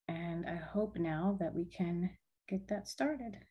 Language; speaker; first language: English; native; English